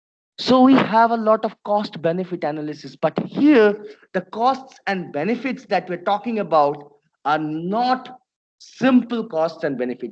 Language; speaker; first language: English; non-native, local second language; Bangla